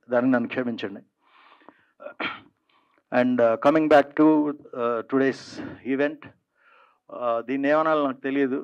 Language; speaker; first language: Telugu; native; Telugu